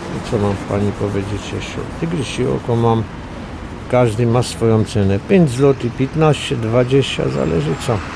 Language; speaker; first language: Polish; non-native, fluent; Armenian